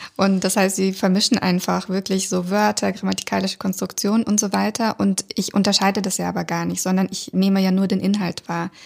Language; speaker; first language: German; early bilingual, other home language; Russian